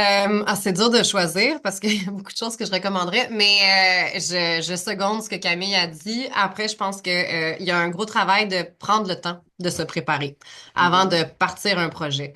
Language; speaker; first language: French; native; French